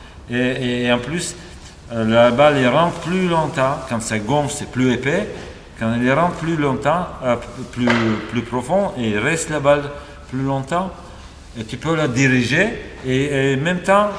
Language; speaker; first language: French; non-native, fluent; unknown